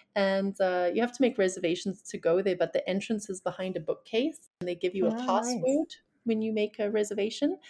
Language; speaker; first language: English; native; English